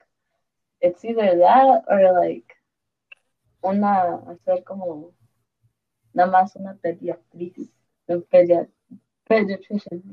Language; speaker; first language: Spanish; early bilingual, heritage; Spanish